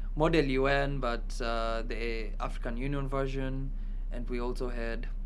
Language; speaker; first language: English; non-native, local second language; Kikuyu